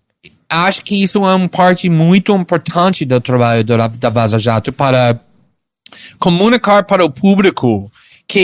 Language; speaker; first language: Portuguese; non-native, fluent; English